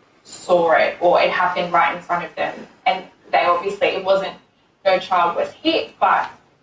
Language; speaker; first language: English; native; English